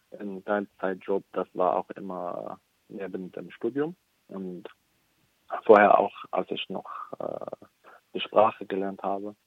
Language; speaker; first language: German; non-native, fluent; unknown